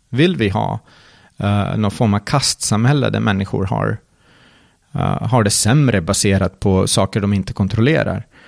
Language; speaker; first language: Swedish; early bilingual, other home language; Serbian